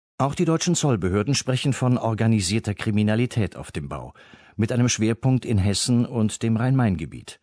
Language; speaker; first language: German; native; German